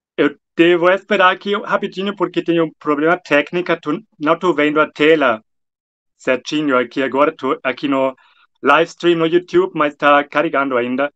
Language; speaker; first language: Portuguese; non-native, fluent; German